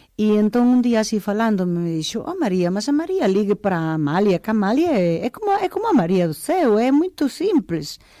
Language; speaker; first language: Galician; early bilingual, other home language; Portuguese